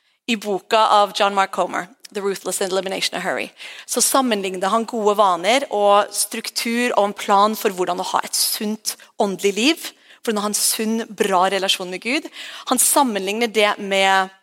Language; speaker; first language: Norwegian; native; Norwegian